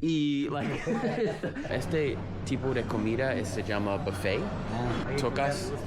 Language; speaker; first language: Spanish; non-native, learner; English